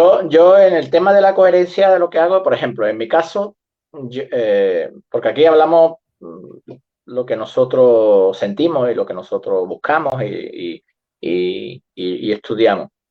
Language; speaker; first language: Spanish; native; Spanish